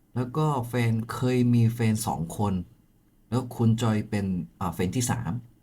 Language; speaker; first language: Thai; non-native, fluent; Korean